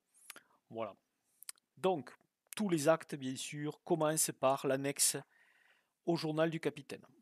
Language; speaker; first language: French; native; French